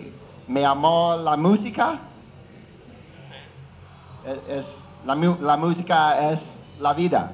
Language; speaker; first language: Spanish; non-native, learner; English